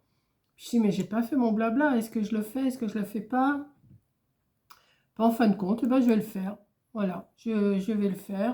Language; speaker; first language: French; native; French